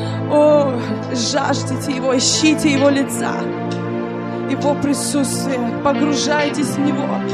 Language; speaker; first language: Russian; native; Russian